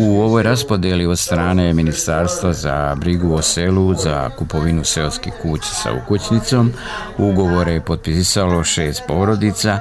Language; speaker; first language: Serbian; native; Serbian